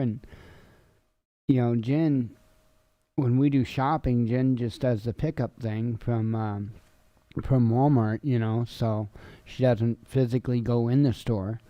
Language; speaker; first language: English; native; English